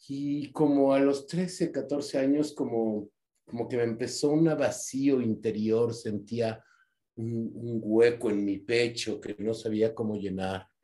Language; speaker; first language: Spanish; native; Spanish